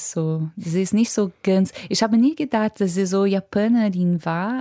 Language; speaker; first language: German; non-native, fluent; Portuguese